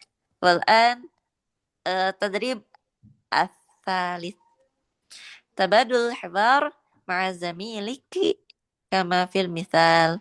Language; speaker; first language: Arabic; non-native, learner; Indonesian